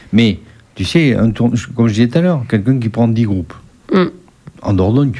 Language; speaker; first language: French; native; French